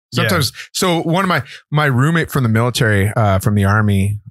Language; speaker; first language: English; native; English